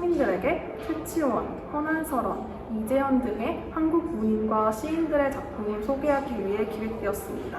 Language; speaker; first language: Korean; native; Korean